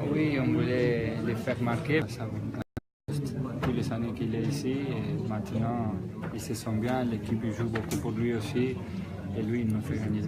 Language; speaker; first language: French; non-native, fluent; Spanish